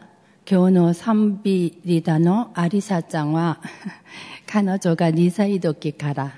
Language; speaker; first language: Japanese; non-native, fluent; Korean